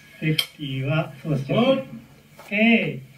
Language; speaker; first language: Japanese; native; Japanese